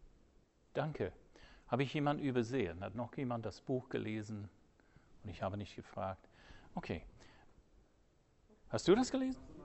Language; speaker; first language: German; non-native, fluent; English